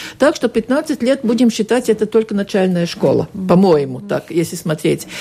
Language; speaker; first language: Russian; non-native, local second language; Latvian